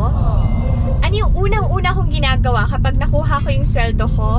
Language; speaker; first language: Filipino; native; Filipino